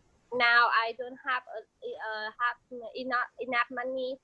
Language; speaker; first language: English; non-native, learner; Vietnamese